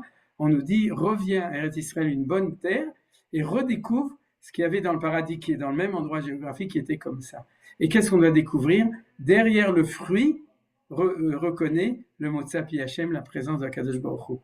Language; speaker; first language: French; native; French